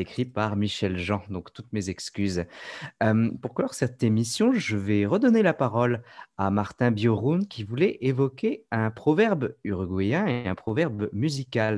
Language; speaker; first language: French; native; French